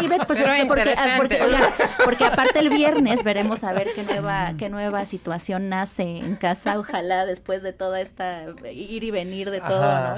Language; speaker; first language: Spanish; native; Spanish